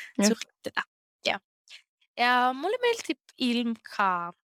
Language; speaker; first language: Estonian; non-native, learner; Greek